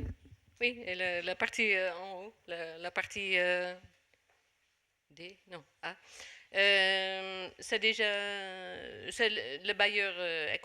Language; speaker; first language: French; non-native, fluent; Dutch